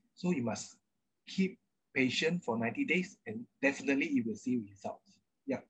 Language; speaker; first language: English; non-native, local second language; Chinese